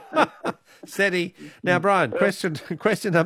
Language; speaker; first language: English; native; English